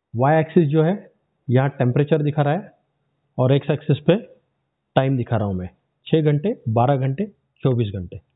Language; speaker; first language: Hindi; non-native, local second language; Marathi